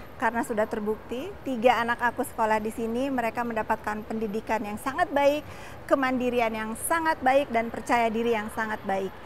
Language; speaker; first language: Indonesian; native; Indonesian